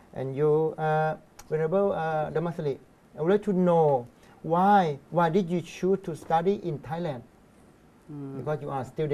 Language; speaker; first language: English; non-native, learner; Thai